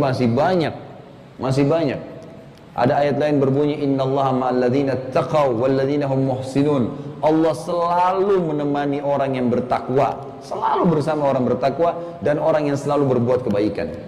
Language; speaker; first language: Indonesian; native; Indonesian